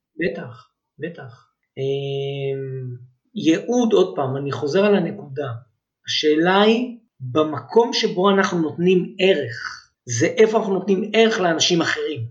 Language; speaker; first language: Hebrew; native; Hebrew